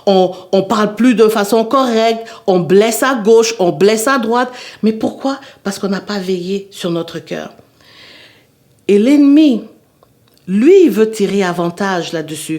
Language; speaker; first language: French; native; French